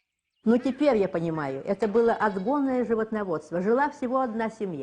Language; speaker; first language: Russian; native; Russian